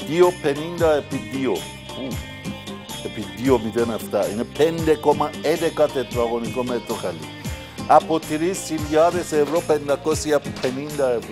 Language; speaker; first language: Greek; non-native, fluent; Persian